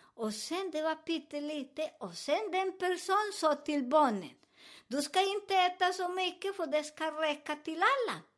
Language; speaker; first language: Swedish; non-native, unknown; Spanish